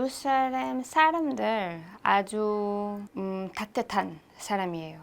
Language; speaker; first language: Korean; non-native, learner; Hebrew